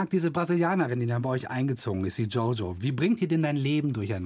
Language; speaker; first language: German; native; German